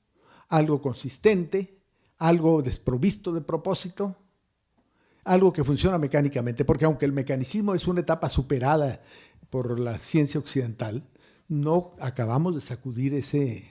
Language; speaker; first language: Spanish; native; Spanish